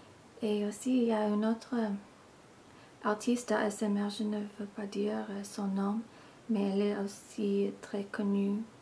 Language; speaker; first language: French; non-native, learner; English